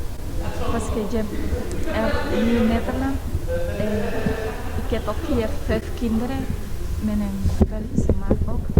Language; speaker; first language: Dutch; non-native, learner; Spanish